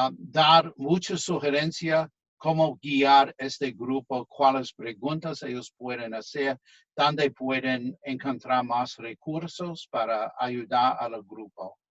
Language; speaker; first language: Spanish; non-native, fluent; English